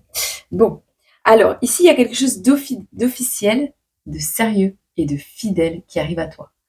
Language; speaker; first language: French; native; French